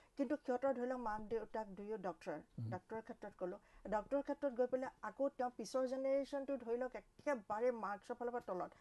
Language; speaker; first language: Assamese; native; Assamese